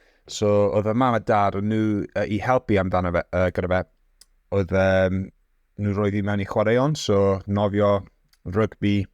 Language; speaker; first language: Welsh; non-native, local second language; English